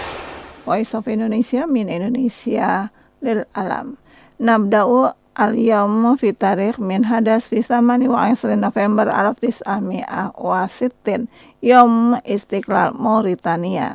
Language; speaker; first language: Arabic; non-native, learner; Indonesian